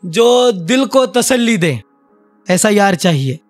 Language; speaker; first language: Hindi; non-native, local second language; Marathi